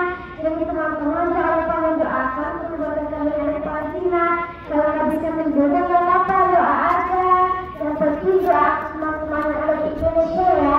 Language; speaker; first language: Indonesian; early bilingual, other home language; Arabic